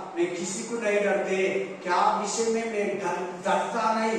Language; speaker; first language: Hindi; non-native, local second language; Kannada